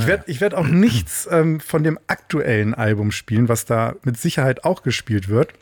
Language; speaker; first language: German; native; German